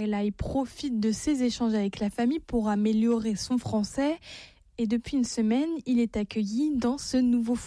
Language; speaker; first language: French; native; French